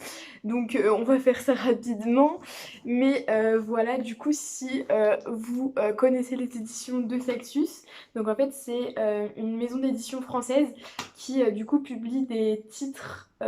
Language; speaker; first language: French; native; French